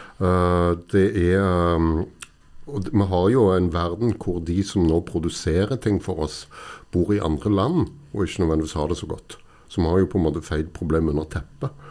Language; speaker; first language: Norwegian; native; Norwegian